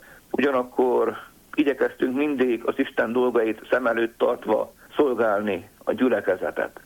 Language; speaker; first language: Hungarian; native; Hungarian